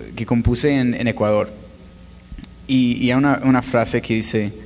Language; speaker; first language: Spanish; non-native, fluent; English